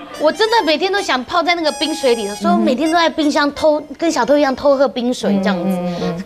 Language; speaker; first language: Chinese; native; Chinese